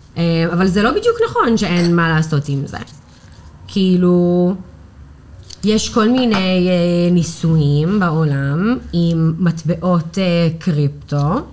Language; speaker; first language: Hebrew; non-native, fluent; English